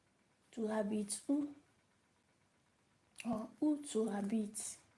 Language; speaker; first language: French; non-native, learner; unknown